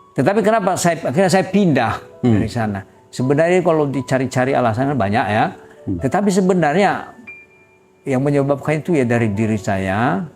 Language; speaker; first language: Indonesian; non-native, local second language; Nias